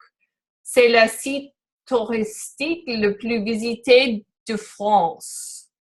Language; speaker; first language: French; non-native, learner; English